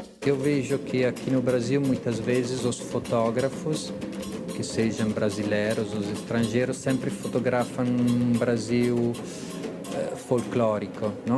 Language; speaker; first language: Portuguese; non-native, fluent; Italian